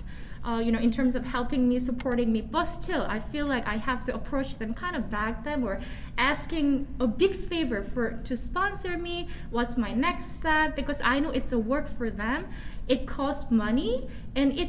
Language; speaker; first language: English; non-native, fluent; Korean